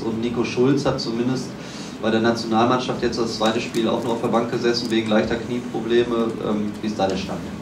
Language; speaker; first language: German; native; German